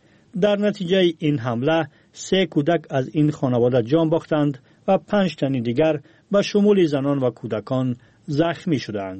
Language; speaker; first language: Persian; native; Persian